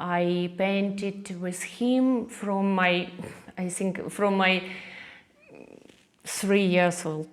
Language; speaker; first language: English; non-native, learner; Russian